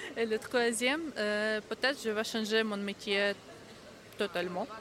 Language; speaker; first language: French; non-native, learner; Ukrainian